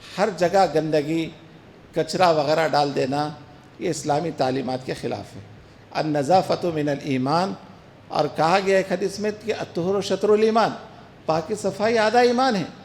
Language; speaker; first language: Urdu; native; Urdu